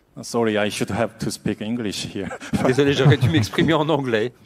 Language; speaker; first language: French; non-native, learner; Korean